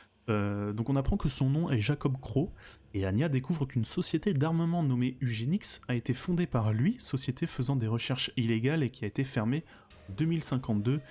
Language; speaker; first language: French; native; French